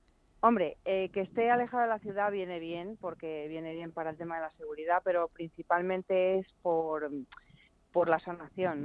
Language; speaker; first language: Spanish; native; Spanish